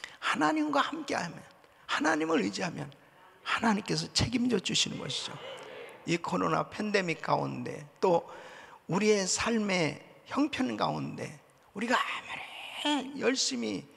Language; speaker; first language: Korean; native; Korean